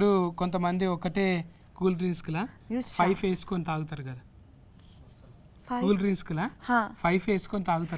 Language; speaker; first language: Telugu; native; Telugu